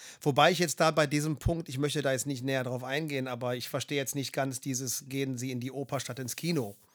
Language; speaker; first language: German; native; German